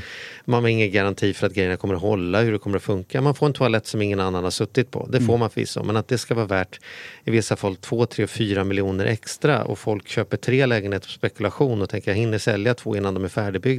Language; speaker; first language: Swedish; native; Swedish